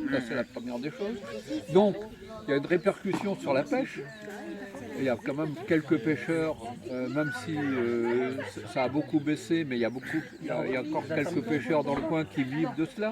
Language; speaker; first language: French; native; French